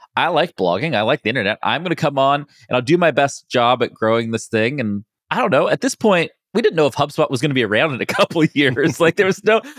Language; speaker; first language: English; native; English